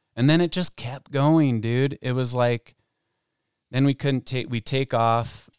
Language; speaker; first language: English; native; English